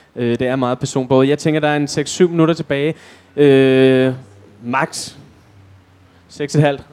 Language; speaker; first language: Danish; native; Danish